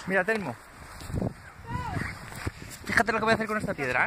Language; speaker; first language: Spanish; native; Spanish